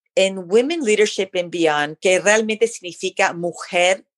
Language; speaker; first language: Spanish; early bilingual, heritage; Spanish